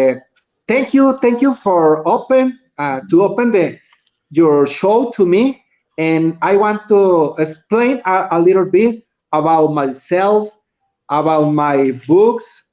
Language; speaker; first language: English; non-native, learner; Spanish